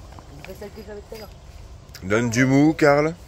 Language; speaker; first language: French; native; French